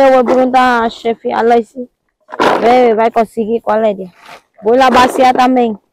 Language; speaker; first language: Portuguese; non-native, learner; Vietnamese